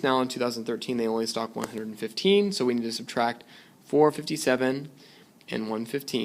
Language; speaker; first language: English; native; English